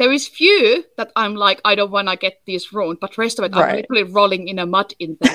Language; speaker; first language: English; non-native, fluent; Finnish